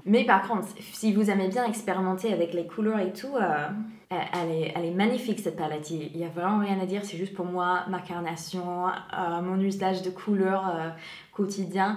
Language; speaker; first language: French; non-native, fluent; English